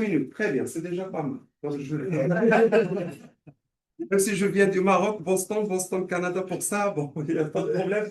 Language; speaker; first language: French; non-native, local second language; Arabic